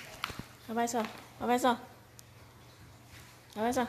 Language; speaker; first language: Chinese; non-native, fluent; Indonesian